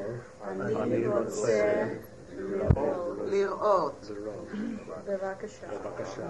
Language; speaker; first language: Hebrew; non-native, learner; English